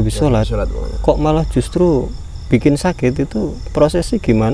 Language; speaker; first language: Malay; non-native, local second language; Javanese